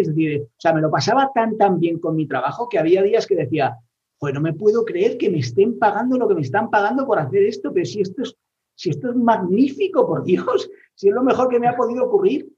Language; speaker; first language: Spanish; native; Spanish